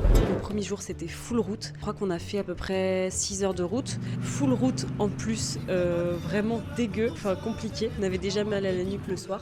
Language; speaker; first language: French; native; French